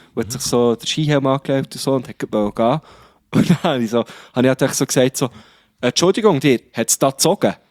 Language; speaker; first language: German; native; German